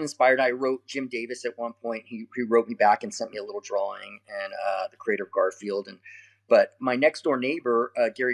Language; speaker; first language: English; native; English